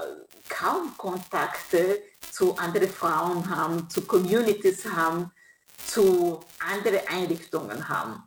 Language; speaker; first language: German; non-native, fluent; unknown